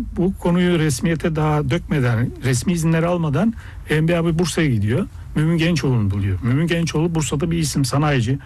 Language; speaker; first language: Turkish; early bilingual, heritage; Turkish